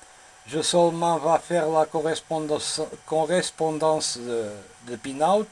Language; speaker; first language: French; non-native, learner; Portuguese